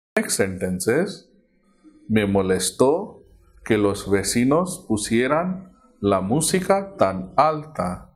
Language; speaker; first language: Spanish; non-native, fluent; Hindi